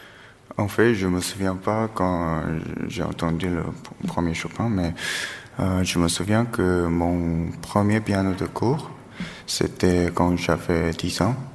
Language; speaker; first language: French; non-native, fluent; Korean